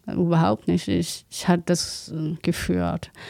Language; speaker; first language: German; non-native, learner; Chinese